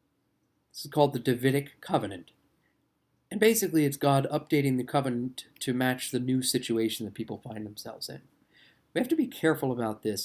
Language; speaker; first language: English; native; English